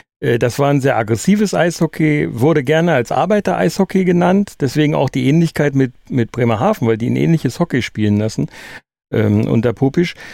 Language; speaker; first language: German; native; German